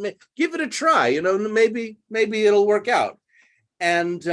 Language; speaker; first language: English; native; English